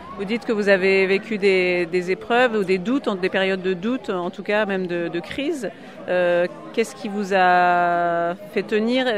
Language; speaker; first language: French; native; French